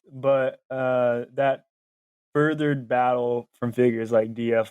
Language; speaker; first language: English; native; English